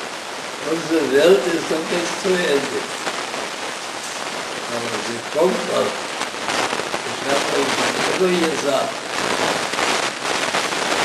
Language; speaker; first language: German; early bilingual, heritage; German